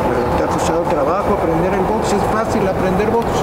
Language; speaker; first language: Spanish; native; Spanish